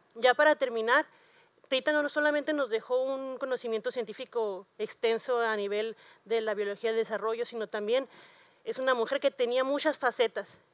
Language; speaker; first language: Spanish; native; Spanish